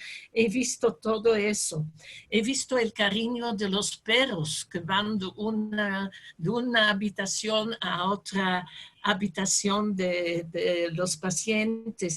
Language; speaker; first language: Spanish; non-native, fluent; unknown